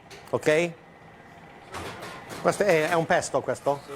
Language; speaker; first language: Italian; non-native, fluent; English